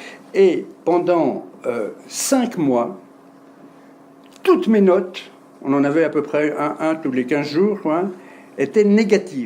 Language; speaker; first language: French; native; French